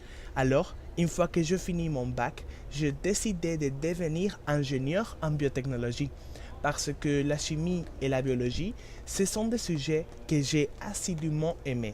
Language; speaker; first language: French; non-native, learner; Spanish